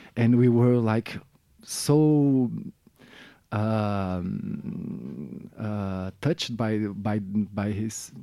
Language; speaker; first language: English; non-native, fluent; Portuguese